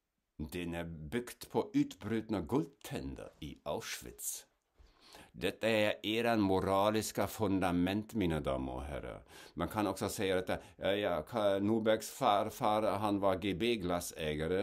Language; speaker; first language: Swedish; non-native, fluent; German